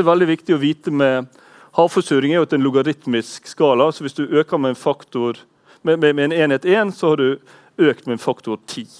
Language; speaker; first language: Norwegian; native; Norwegian